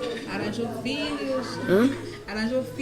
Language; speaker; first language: Portuguese; native; Portuguese